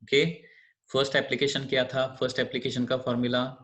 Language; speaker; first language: Hindi; non-native, local second language; Marathi